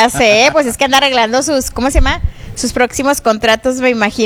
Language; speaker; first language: Spanish; native; Spanish